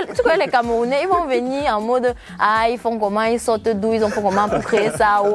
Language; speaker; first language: French; native; French